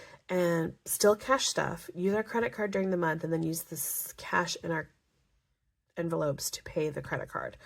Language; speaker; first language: English; native; English